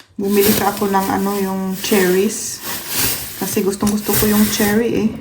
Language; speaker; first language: Filipino; native; Filipino